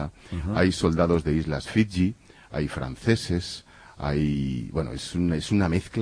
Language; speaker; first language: Spanish; native; Spanish